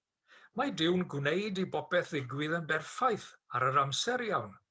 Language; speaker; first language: Welsh; native; Welsh